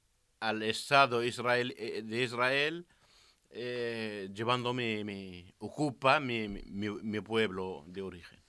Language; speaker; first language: Spanish; non-native, learner; Arabic